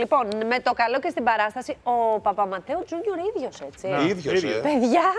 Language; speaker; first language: Greek; native; Greek